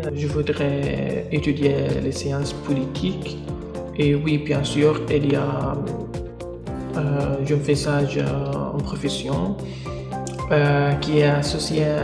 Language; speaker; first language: French; non-native, learner; Arabic